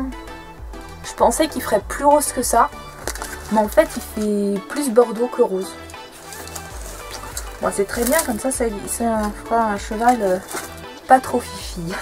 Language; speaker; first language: French; native; French